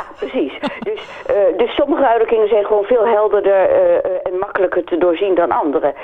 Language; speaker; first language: Dutch; native; Dutch